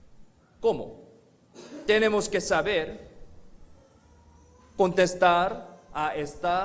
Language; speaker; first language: Spanish; non-native, fluent; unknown